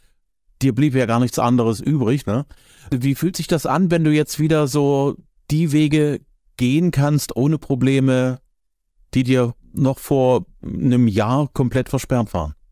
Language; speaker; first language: German; native; German